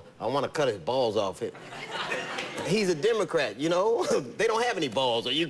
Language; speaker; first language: English; native; English